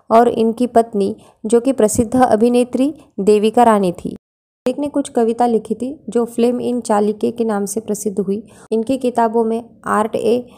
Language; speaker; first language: Hindi; non-native, local second language; Marathi